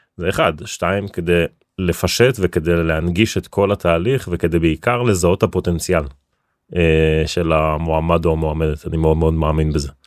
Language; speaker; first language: Hebrew; native; Hebrew